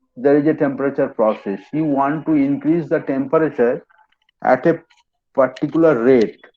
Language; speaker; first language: English; non-native, local second language; Bangla